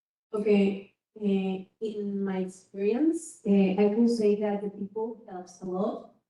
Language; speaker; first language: English; non-native, learner; Spanish